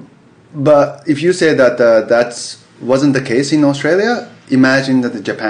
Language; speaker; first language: English; non-native, fluent; Japanese